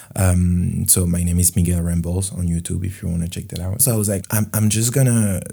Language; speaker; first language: English; non-native, fluent; French